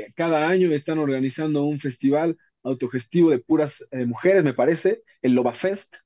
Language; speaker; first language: Spanish; native; Spanish